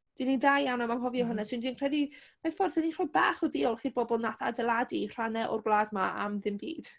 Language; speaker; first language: Welsh; native; Welsh